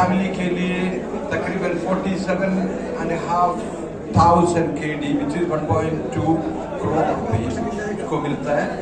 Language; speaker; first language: Hindi; non-native, local second language; Malayalam